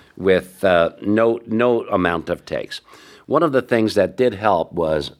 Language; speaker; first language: English; early bilingual, other home language; Hungarian